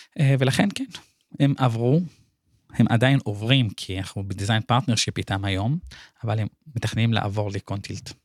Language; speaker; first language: Hebrew; non-native, local second language; Arabic